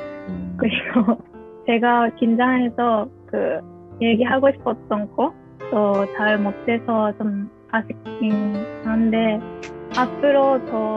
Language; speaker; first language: Korean; non-native, learner; Japanese